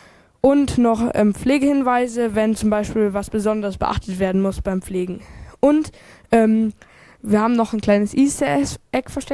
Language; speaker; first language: German; native; German